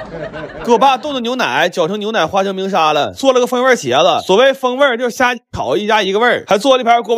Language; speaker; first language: Chinese; native; Chinese